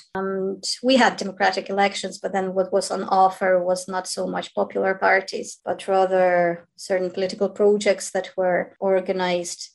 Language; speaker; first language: English; non-native, fluent; Ukrainian